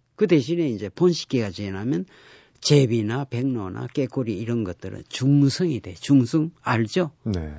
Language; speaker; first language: Korean; native; Korean